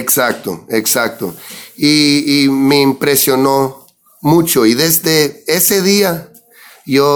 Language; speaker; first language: Spanish; early bilingual, heritage; English